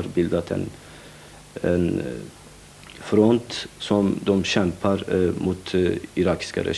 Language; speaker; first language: Swedish; non-native, fluent; Kurdish